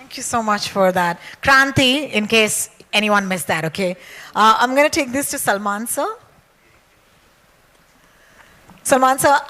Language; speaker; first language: English; non-native, local second language; Hindi